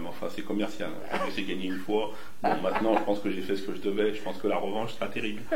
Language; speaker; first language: French; native; French